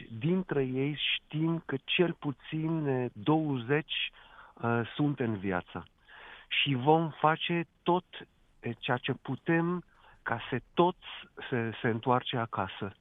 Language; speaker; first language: Romanian; non-native, fluent; Hebrew